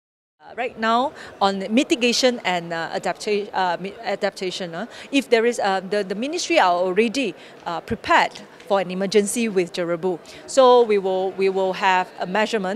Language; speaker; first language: English; non-native, local second language; Chinese